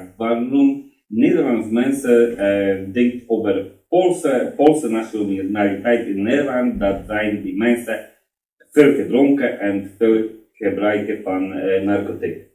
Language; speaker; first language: Dutch; non-native, learner; Polish